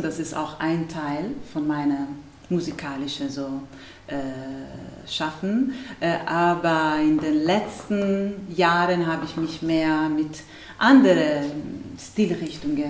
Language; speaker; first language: German; non-native, fluent; Italian